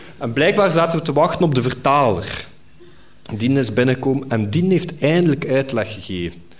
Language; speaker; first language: Dutch; native; Dutch